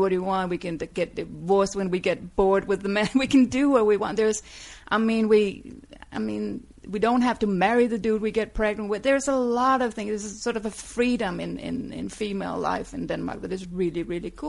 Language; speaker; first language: English; non-native, fluent; Danish